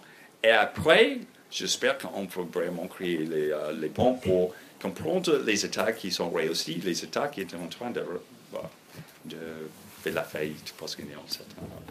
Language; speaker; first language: French; non-native, fluent; English